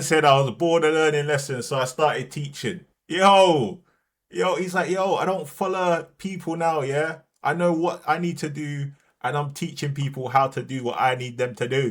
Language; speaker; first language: English; native; English